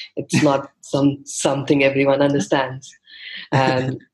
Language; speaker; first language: English; non-native, local second language; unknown